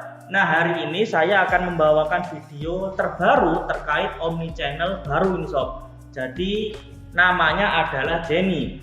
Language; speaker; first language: Indonesian; native; Indonesian